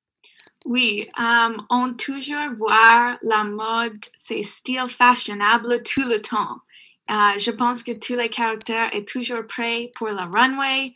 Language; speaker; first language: French; non-native, learner; English